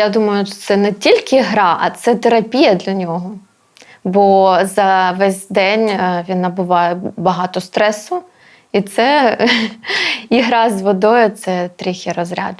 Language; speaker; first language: Ukrainian; non-native, local second language; Russian